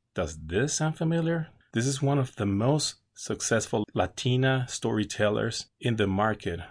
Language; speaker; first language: English; non-native, fluent; Spanish